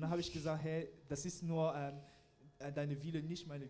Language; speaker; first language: German; non-native, learner; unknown